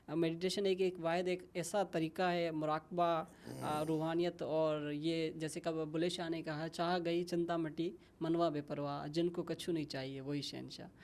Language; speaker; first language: Urdu; non-native, local second language; Sindhi